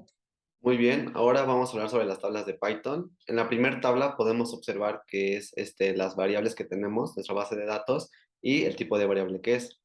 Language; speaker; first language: Spanish; native; Spanish